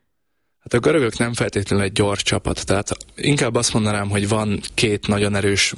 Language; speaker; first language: Hungarian; native; Hungarian